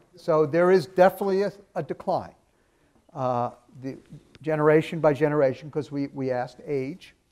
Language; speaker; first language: English; native; English